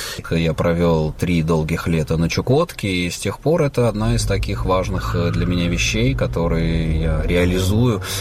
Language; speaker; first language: Russian; native; Russian